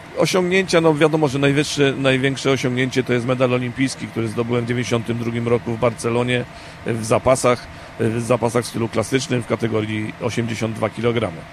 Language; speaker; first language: Polish; native; Polish